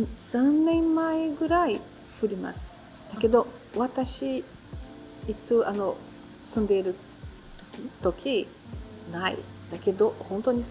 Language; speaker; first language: Japanese; non-native, learner; Portuguese